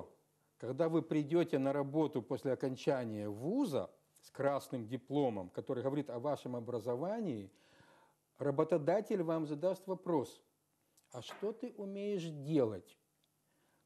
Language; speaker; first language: Russian; native; Russian